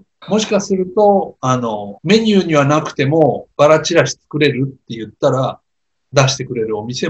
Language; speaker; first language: Japanese; native; Japanese